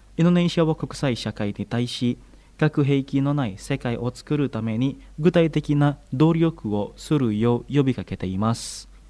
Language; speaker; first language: Japanese; non-native, fluent; Indonesian